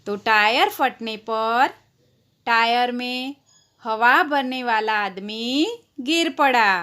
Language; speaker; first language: Hindi; non-native, local second language; Gujarati